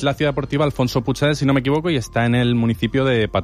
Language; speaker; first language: Spanish; native; Spanish